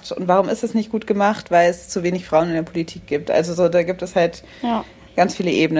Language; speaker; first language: German; native; German